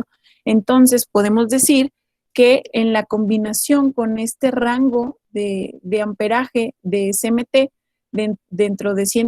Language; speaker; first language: Spanish; native; Spanish